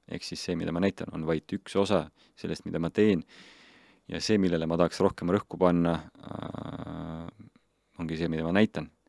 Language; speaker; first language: Estonian; non-native, local second language; Russian